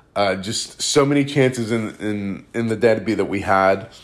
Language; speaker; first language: English; native; English